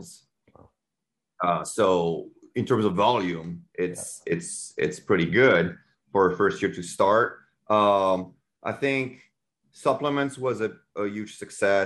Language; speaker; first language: English; non-native, fluent; French